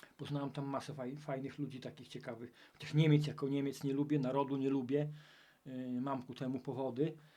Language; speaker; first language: Polish; native; Polish